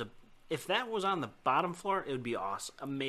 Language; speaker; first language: English; native; English